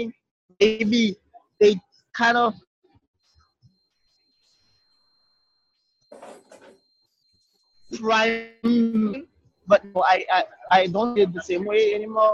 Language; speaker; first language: English; non-native, fluent; Haitian Creole